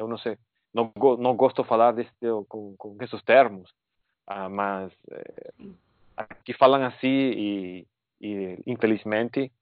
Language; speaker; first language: Portuguese; non-native, fluent; Spanish